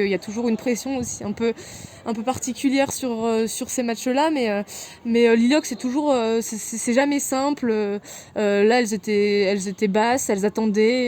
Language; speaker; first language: French; native; French